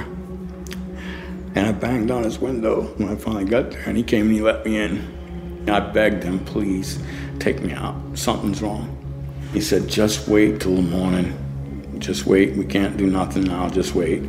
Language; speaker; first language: English; native; English